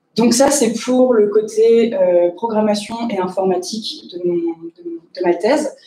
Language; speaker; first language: French; native; French